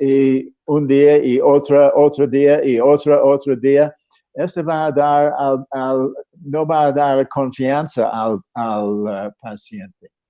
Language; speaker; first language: Spanish; non-native, fluent; English